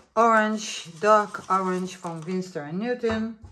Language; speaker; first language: English; non-native, fluent; Dutch